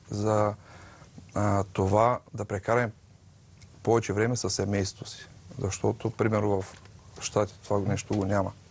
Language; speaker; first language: Bulgarian; native; Bulgarian